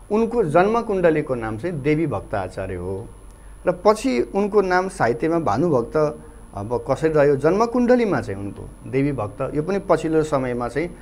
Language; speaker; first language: Nepali; native; Nepali